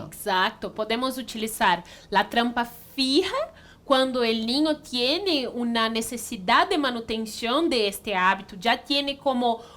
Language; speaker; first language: Spanish; non-native, fluent; Portuguese